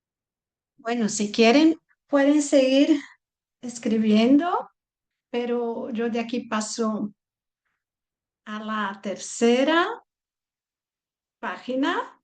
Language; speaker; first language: Spanish; non-native, fluent; Portuguese